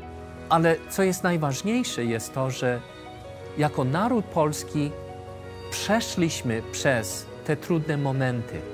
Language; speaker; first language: Polish; early bilingual, heritage; English